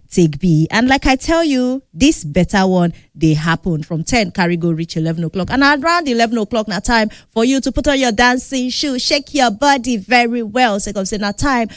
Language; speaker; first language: Nigerian Pidgin; native; Nigerian Pidgin